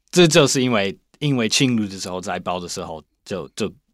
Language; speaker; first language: Chinese; non-native, learner; English